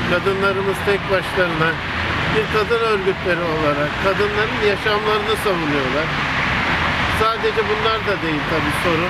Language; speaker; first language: Turkish; native; Turkish